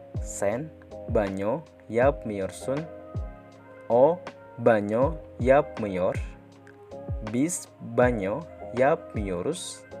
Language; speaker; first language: Turkish; non-native, fluent; Indonesian